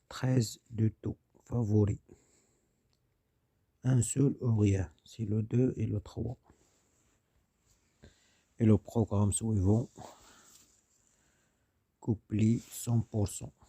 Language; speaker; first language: French; non-native, learner; Arabic